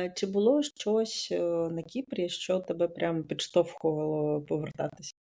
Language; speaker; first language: Ukrainian; native; Ukrainian